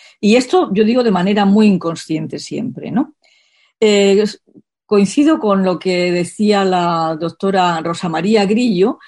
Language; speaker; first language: Spanish; native; Spanish